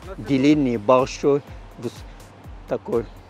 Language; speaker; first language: Russian; non-native, learner; Turkish